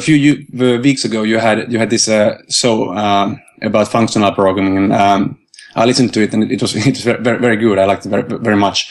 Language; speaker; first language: English; non-native, fluent; Finnish